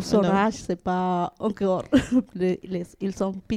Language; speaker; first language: French; non-native, learner; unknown